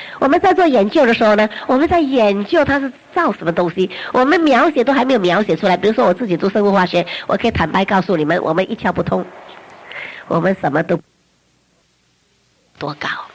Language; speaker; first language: Chinese; native; Chinese